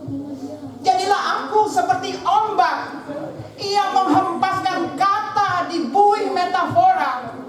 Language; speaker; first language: Indonesian; native; Indonesian